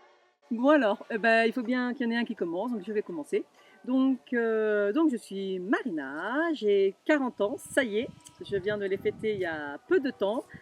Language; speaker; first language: French; native; French